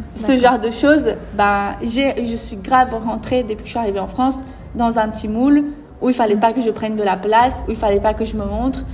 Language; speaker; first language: French; early bilingual, other home language; Portuguese